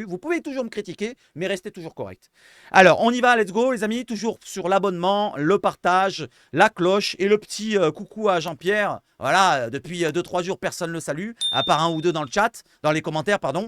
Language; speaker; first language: French; native; French